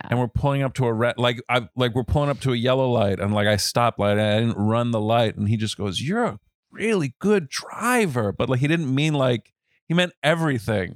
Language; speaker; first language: English; native; English